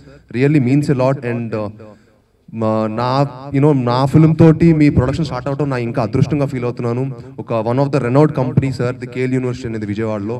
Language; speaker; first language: Telugu; native; Telugu